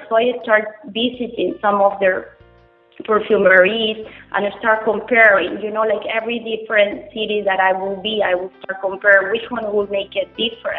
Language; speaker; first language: English; non-native, fluent; Spanish